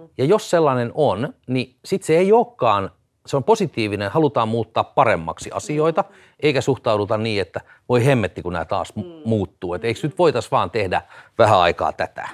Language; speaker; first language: Finnish; native; Finnish